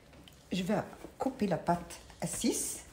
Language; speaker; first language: French; non-native, local second language; Arabic